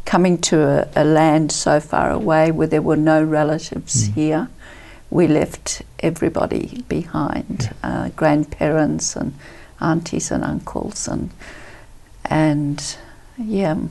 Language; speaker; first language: English; early bilingual, other home language; Italian